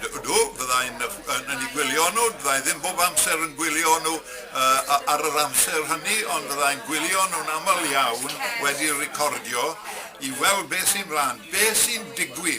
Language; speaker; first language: Welsh; non-native, fluent; English